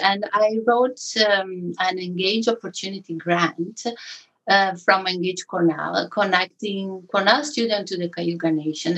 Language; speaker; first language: English; non-native, fluent; Italian